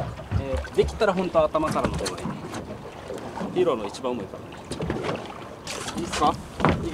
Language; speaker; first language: Japanese; native; Japanese